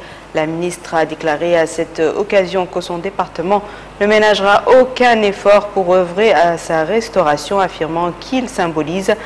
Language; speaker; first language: French; non-native, local second language; Arabic